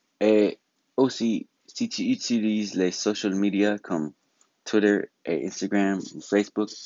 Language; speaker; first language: French; non-native, learner; English